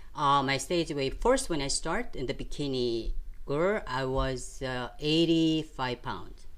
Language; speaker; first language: English; non-native, fluent; Korean